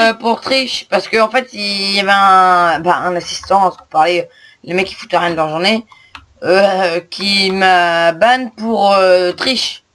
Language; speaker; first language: French; native; French